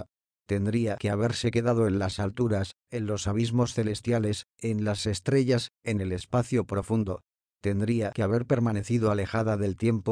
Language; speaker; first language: Spanish; native; Spanish